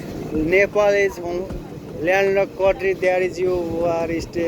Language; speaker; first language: English; non-native, learner; Nepali